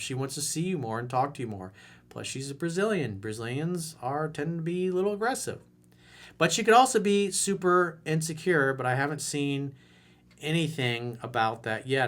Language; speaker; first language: English; native; English